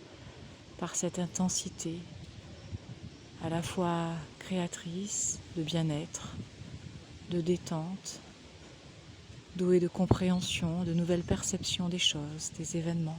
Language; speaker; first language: French; native; French